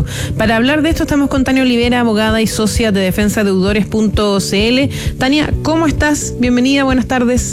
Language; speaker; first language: Spanish; native; Spanish